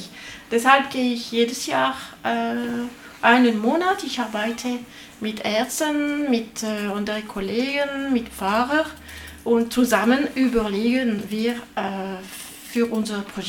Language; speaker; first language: German; non-native, learner; French